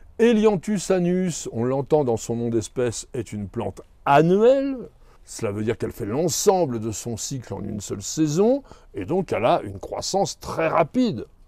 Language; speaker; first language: French; native; French